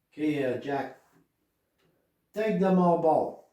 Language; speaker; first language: English; non-native, learner; French